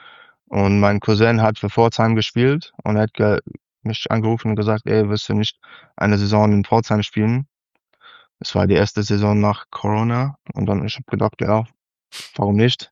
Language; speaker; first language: German; non-native, learner; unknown